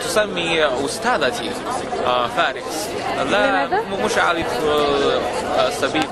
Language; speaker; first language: Arabic; non-native, learner; Chinese